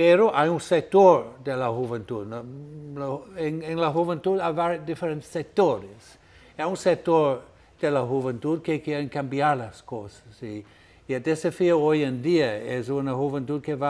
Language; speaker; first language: Spanish; non-native, fluent; Portuguese